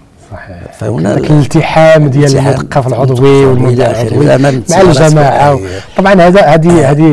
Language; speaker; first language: Arabic; native; Arabic